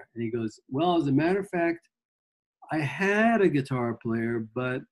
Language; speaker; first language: English; native; English